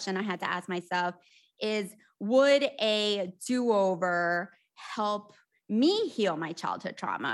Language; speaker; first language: English; early bilingual, other home language; Spanish